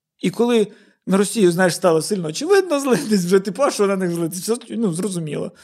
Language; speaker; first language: Ukrainian; native; Ukrainian